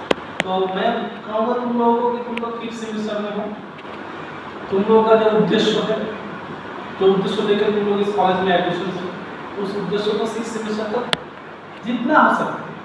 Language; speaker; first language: Hindi; non-native, local second language; Bangla